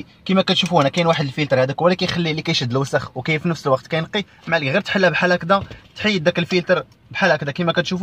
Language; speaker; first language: Arabic; native; Arabic